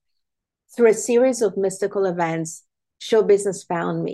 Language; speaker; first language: English; non-native, fluent; Italian